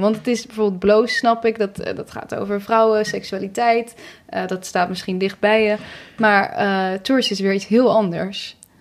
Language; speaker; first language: Dutch; native; Dutch